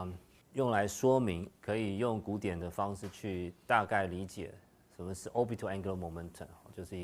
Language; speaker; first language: Chinese; native; Chinese